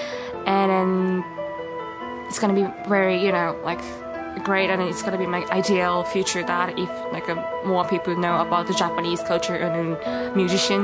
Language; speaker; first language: English; non-native, fluent; Japanese